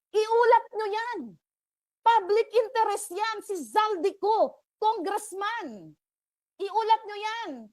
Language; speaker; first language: Filipino; native; Filipino